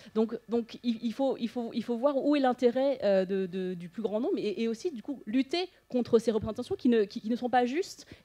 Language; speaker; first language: French; native; French